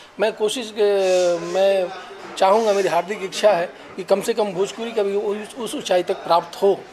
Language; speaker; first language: Hindi; non-native, local second language; Bhojpuri